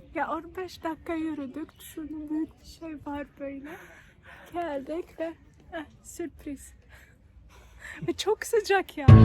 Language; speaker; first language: Turkish; non-native, learner; Arabic